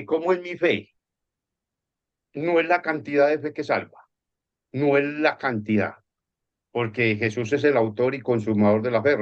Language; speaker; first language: Spanish; native; Spanish